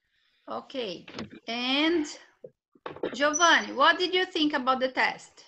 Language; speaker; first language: English; non-native, fluent; Portuguese